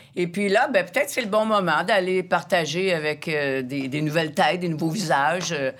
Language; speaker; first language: French; native; French